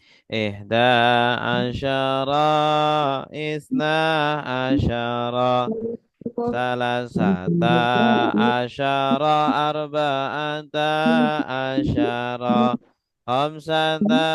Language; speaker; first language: Arabic; non-native, fluent; Indonesian